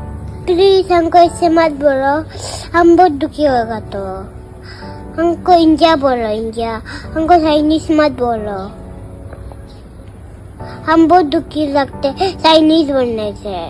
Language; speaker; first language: Hindi; non-native, local second language; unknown